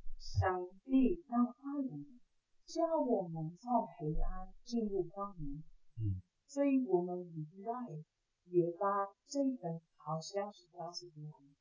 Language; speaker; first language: Chinese; non-native, fluent; English